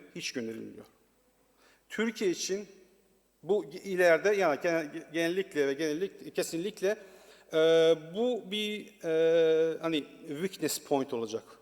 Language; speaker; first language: Turkish; non-native, learner; Persian